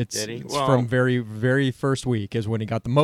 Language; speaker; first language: English; native; English